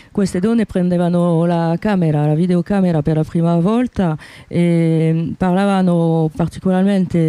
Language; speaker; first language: Italian; non-native, fluent; French